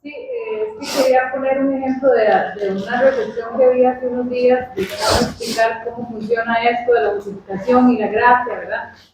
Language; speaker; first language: Spanish; native; Spanish